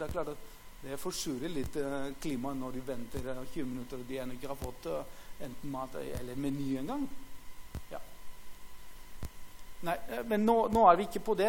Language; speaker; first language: Norwegian; non-native, fluent; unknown